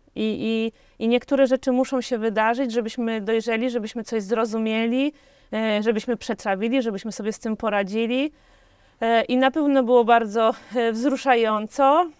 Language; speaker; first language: Polish; native; Polish